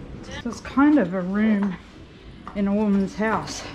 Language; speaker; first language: English; native; English